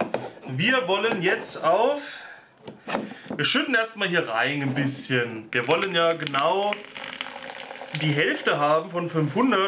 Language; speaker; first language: German; native; German